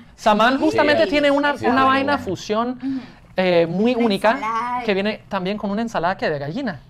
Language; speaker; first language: Spanish; non-native, fluent; English